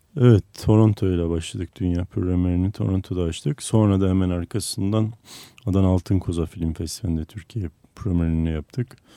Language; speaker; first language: Turkish; non-native, local second language; Armenian